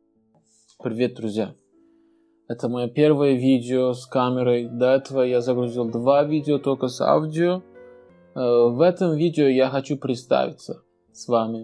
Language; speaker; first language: Russian; non-native, fluent; Turkmen